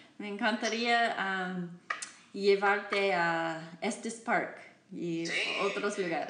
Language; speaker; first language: Spanish; non-native, learner; English